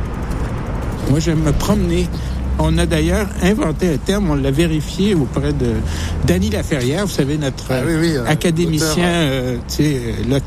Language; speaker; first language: French; native; French